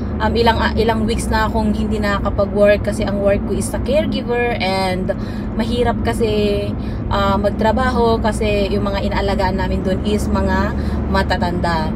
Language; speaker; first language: Filipino; native; Filipino